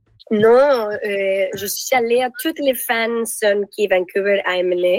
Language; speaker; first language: French; non-native, learner; Spanish